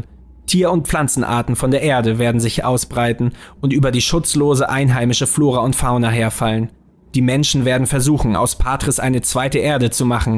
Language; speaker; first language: German; native; German